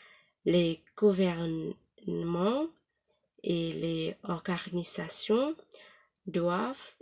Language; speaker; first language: French; non-native, learner; Thai